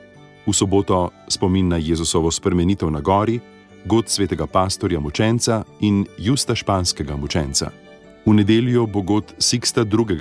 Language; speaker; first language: Slovenian; native; Slovenian